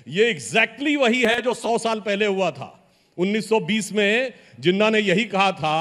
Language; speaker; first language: Hindi; native; Hindi